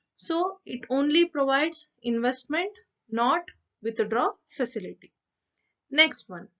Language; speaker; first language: English; non-native, local second language; Kannada